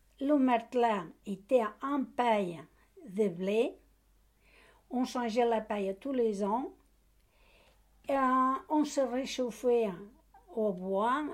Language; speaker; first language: French; non-native, learner; Portuguese